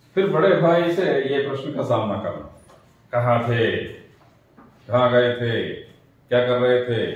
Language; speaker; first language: Hindi; non-native, local second language; Telugu